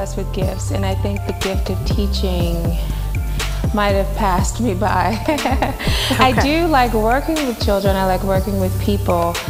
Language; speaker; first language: English; native; English